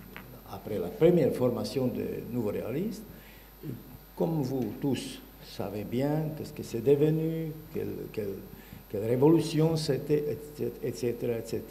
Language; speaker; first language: French; non-native, learner; Bulgarian